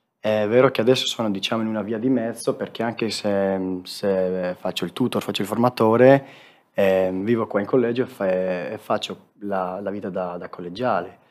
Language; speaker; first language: Italian; non-native, fluent; Spanish